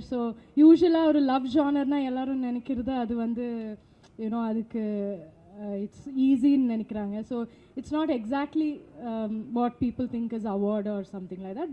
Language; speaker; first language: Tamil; non-native, local second language; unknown